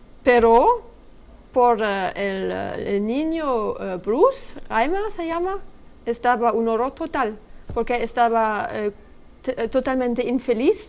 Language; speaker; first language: Spanish; non-native, learner; French